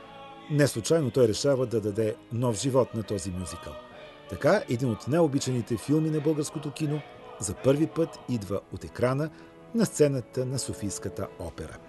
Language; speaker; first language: Bulgarian; native; Bulgarian